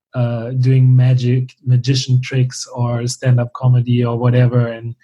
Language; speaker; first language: English; non-native, fluent; German